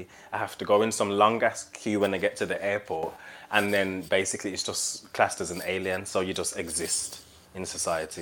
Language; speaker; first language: English; native; English